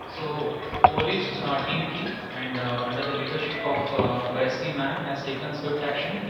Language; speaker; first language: English; non-native, local second language; Telugu